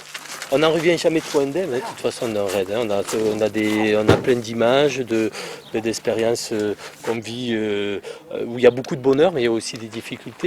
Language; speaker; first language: French; native; French